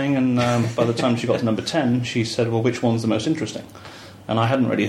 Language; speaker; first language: English; native; English